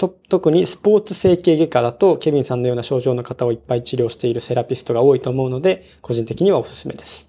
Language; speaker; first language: Japanese; native; Japanese